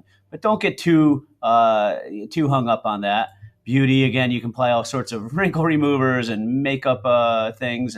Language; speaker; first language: English; native; English